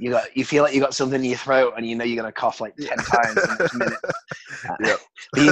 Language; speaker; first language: English; native; English